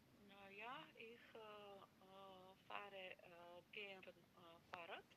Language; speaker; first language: German; non-native, learner; Macedonian